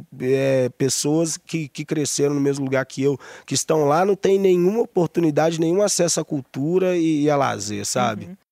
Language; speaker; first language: Portuguese; native; Portuguese